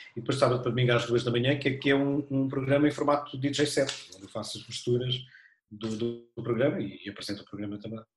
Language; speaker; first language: Portuguese; native; Portuguese